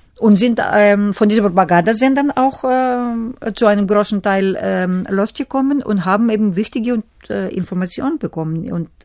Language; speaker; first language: German; non-native, fluent; Greek